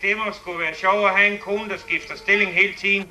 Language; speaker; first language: Danish; native; Danish